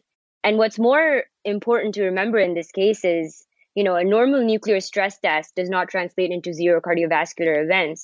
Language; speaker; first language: English; non-native, local second language; Urdu